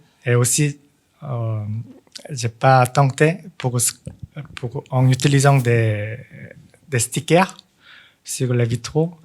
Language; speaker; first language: French; non-native, fluent; Korean